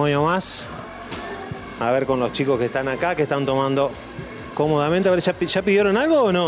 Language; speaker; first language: Spanish; native; Spanish